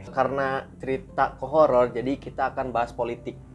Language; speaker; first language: Indonesian; native; Indonesian